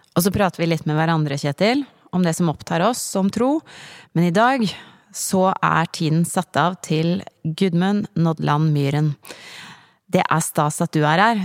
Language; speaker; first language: Norwegian; native; Norwegian